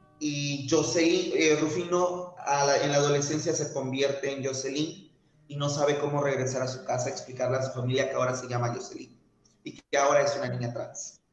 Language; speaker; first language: Spanish; native; Spanish